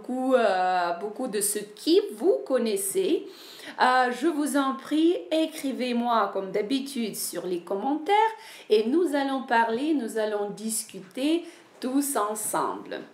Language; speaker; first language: French; non-native, fluent; Ukrainian